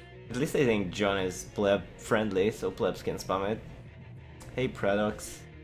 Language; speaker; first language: English; non-native, fluent; Russian